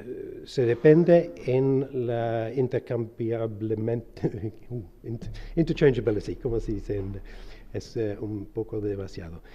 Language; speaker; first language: Spanish; non-native, fluent; English